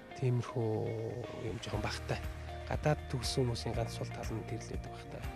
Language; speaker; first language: Mongolian; early bilingual, heritage; Mongolian